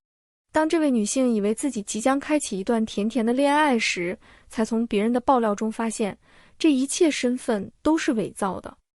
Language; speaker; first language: Chinese; native; Chinese